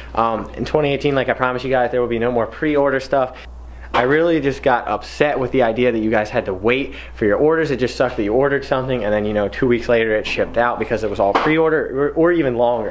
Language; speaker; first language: English; native; English